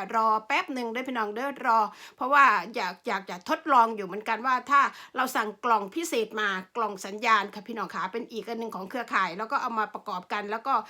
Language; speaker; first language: Thai; non-native, local second language; Northeastern Thai